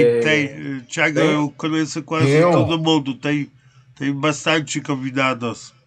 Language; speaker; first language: Portuguese; non-native, learner; Polish